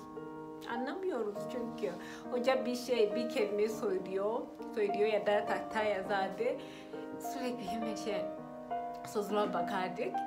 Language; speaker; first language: Turkish; non-native, fluent; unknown